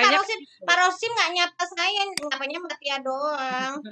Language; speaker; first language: Indonesian; native; Indonesian